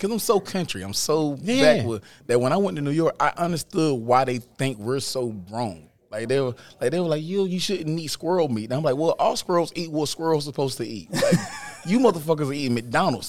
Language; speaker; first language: English; native; English